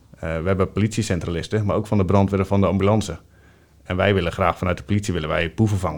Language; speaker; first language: Dutch; native; Dutch